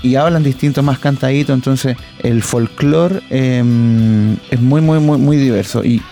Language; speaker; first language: Spanish; native; Spanish